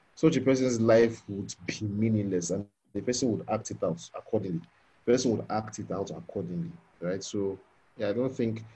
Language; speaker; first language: English; non-native, local second language; Yoruba